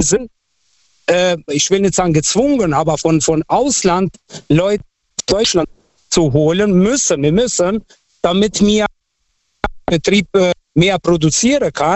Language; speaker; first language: German; non-native, fluent; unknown